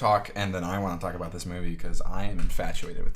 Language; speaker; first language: English; native; English